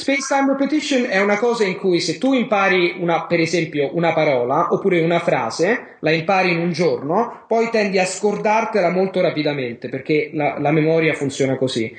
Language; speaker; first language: Italian; native; Italian